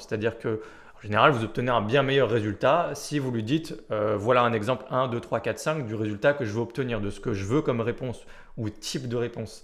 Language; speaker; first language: French; native; French